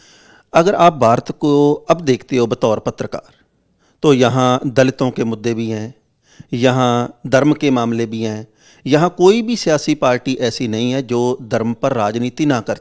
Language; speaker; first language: Hindi; non-native, local second language; Punjabi